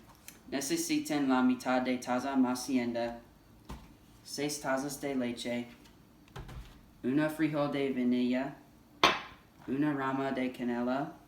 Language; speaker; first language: Spanish; non-native, learner; English